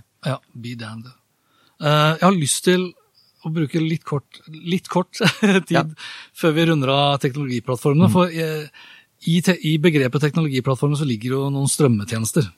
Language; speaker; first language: Norwegian; native; Norwegian